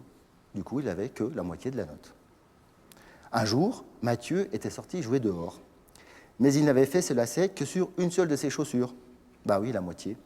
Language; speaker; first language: French; native; French